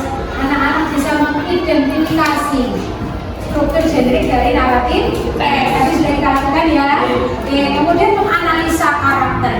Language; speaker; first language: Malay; non-native, local second language; Javanese